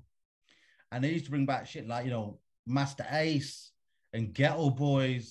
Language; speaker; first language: English; native; English